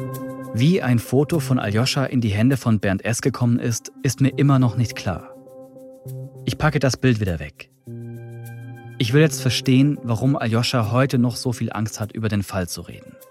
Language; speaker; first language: German; native; German